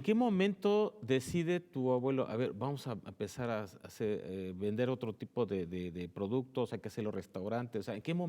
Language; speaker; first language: Spanish; native; Spanish